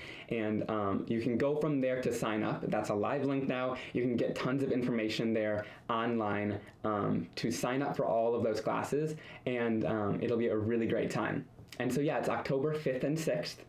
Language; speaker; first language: English; native; English